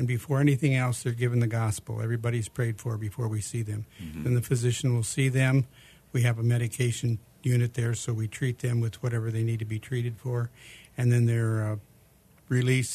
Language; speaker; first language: English; native; English